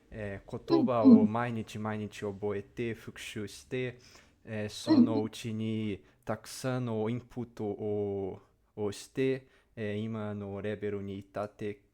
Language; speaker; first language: Japanese; non-native, learner; Portuguese